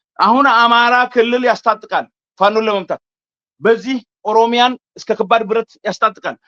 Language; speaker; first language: Amharic; non-native, local second language; Afar